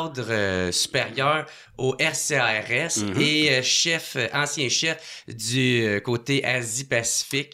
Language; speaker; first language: French; native; French